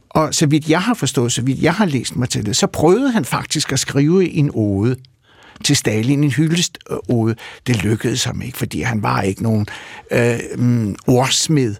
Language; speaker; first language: Danish; early bilingual, other home language; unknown